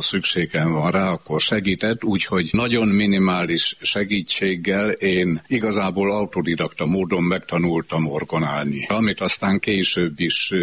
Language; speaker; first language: Hungarian; native; Hungarian